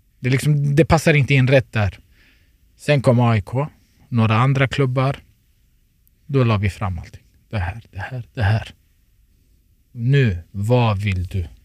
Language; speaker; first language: Swedish; early bilingual, other home language; Turoyo